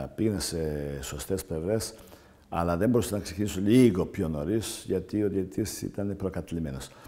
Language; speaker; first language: Greek; non-native, fluent; Serbian